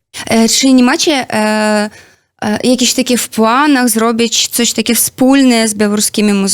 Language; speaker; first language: Polish; non-native, learner; Belarusian